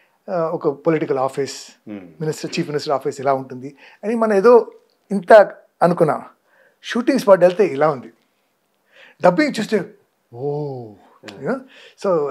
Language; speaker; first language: Telugu; non-native, fluent; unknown